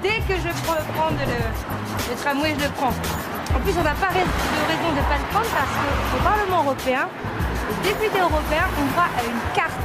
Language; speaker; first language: French; native; French